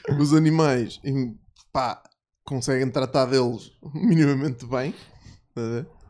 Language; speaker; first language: Portuguese; native; Portuguese